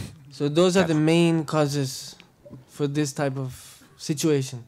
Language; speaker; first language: English; non-native, fluent; Spanish